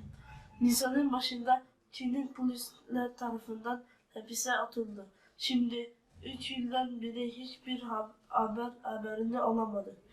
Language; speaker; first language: Turkish; non-native, learner; Uyghur